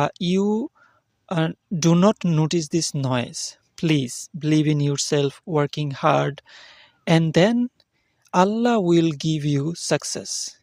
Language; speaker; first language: English; non-native, learner; Bangla